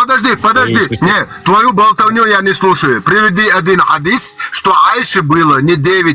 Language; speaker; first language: Russian; non-native, local second language; Chechen